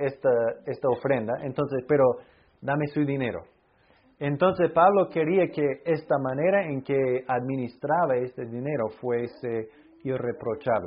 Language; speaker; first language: Spanish; non-native, fluent; English